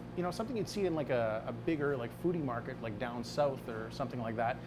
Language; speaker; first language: English; native; English